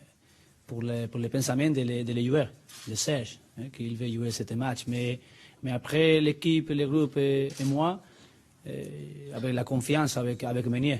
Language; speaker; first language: French; non-native, learner; Spanish